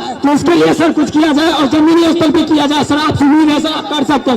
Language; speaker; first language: Hindi; native; Hindi